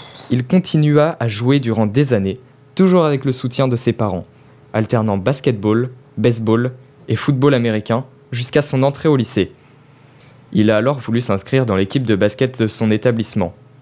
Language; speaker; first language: French; native; French